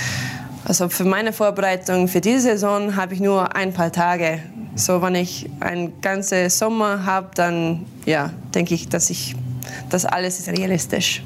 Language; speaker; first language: German; non-native, learner; English